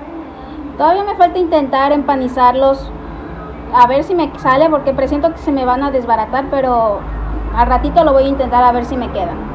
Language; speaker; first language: Spanish; native; Spanish